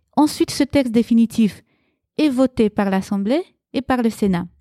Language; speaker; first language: French; early bilingual, other home language; Romanian